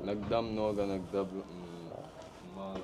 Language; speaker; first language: Russian; non-native, learner; Arabic